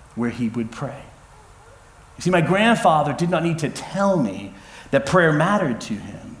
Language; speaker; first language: English; native; English